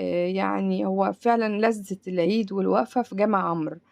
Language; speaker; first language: Arabic; native; Arabic